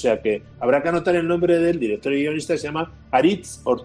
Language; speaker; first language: Spanish; native; Spanish